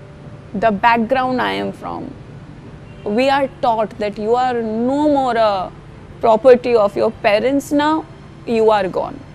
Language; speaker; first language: English; non-native, local second language; Hindi